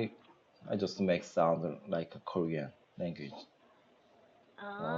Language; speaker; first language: English; non-native, learner; Korean